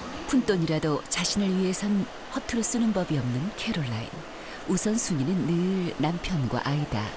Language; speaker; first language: Korean; native; Korean